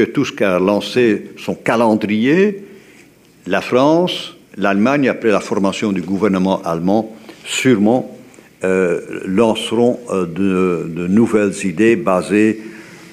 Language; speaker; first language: French; native; French